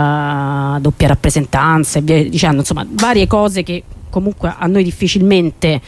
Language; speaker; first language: Italian; native; Italian